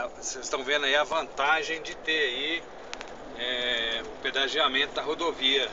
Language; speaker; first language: Portuguese; native; Portuguese